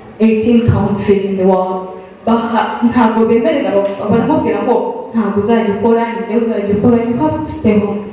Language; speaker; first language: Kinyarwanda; early bilingual, heritage; Kinyarwanda